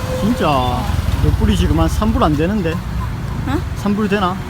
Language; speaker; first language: Korean; native; Korean